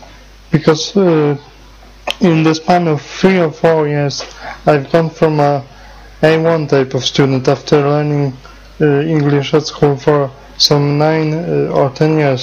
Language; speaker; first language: English; non-native, fluent; Polish